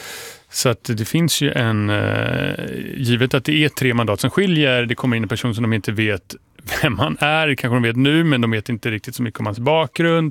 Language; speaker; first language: Swedish; non-native, fluent; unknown